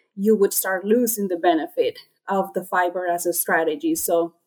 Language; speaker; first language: English; non-native, fluent; Spanish